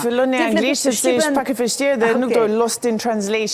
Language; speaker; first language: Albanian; non-native, learner; English